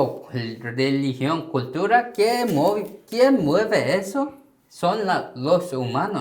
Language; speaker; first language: Spanish; non-native, fluent; Korean